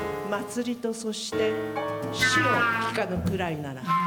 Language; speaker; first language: Japanese; native; Japanese